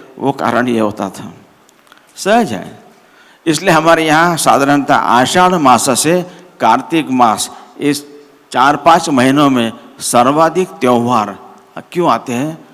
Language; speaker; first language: Hindi; non-native, local second language; Marathi